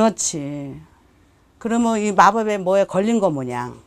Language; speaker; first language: Korean; native; Korean